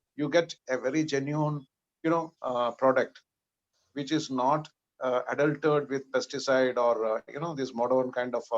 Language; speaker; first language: English; non-native, local second language; Malayalam